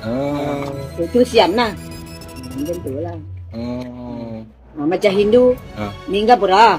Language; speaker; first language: Malay; non-native, local second language; Min Nan Chinese